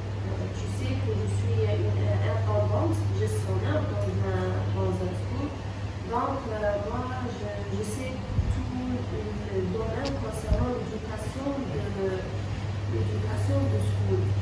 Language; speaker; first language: French; non-native, local second language; Arabic